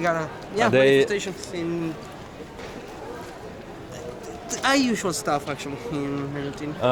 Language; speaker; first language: English; non-native, fluent; Spanish